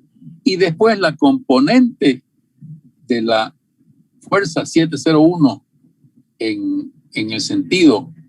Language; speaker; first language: Spanish; native; Spanish